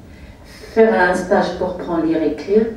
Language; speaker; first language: French; non-native, fluent; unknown